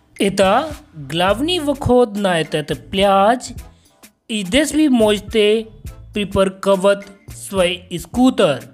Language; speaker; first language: Russian; non-native, learner; Hindi